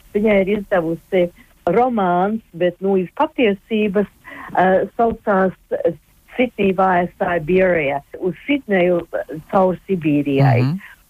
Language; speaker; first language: Latvian; early bilingual, heritage; Latvian